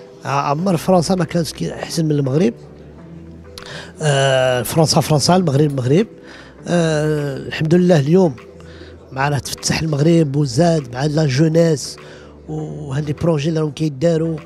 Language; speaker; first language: Arabic; early bilingual, heritage; Arabic